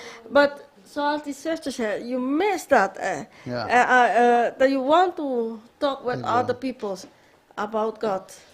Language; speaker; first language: English; non-native, learner; Papiamento